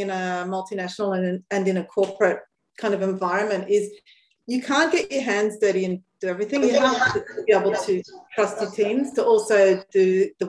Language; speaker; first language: English; native; English